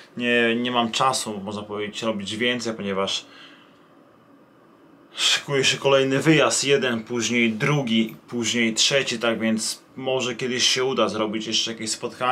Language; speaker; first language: Polish; native; Polish